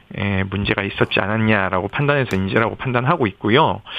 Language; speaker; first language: Korean; native; Korean